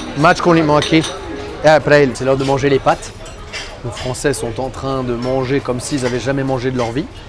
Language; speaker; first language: French; native; French